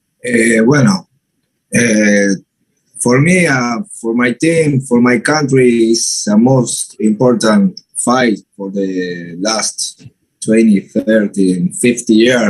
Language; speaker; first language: English; non-native, learner; Spanish